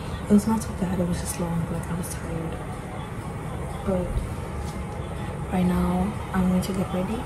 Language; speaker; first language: English; non-native, fluent; Portuguese